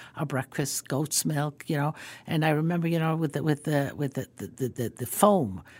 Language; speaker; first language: English; early bilingual, other home language; Croatian